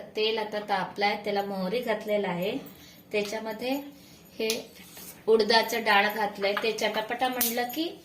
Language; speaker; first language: Marathi; non-native, local second language; Kannada